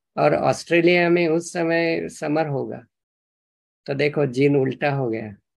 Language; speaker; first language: Hindi; non-native, local second language; Marathi